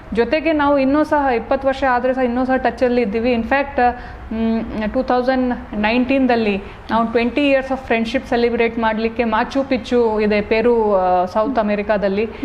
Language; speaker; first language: Kannada; non-native, fluent; Hindi